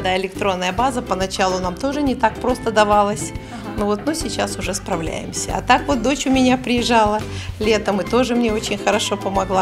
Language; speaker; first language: Russian; native; Russian